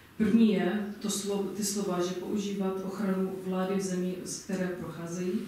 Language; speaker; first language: Czech; non-native, fluent; English